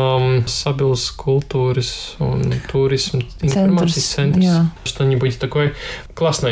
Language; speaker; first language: Russian; non-native, local second language; Latvian